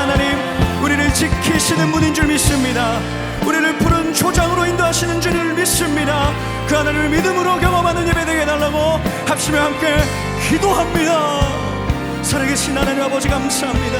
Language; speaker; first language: Korean; native; Korean